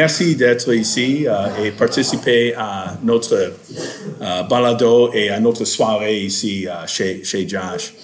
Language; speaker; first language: French; non-native, fluent; English